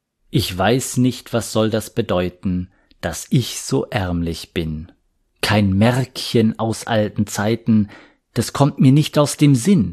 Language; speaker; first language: German; native; German